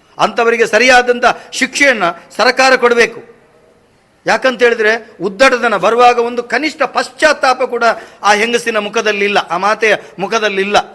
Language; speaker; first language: Kannada; non-native, local second language; Tulu